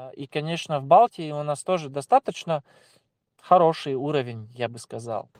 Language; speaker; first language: Russian; non-native, local second language; Latvian